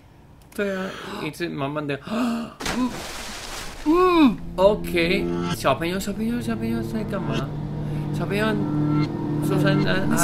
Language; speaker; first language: Chinese; non-native, fluent; English